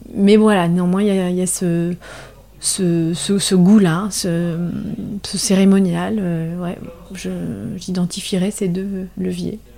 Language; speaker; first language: French; native; French